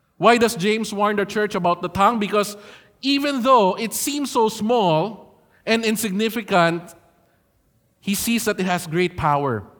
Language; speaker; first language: English; non-native, local second language; Filipino